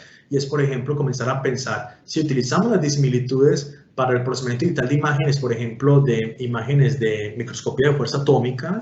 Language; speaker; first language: Spanish; native; Spanish